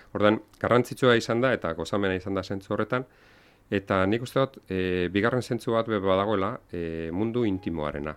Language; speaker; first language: Basque; non-native, local second language; Spanish